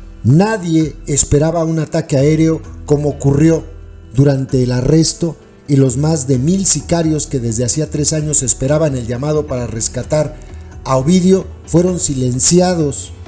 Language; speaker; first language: Spanish; native; Spanish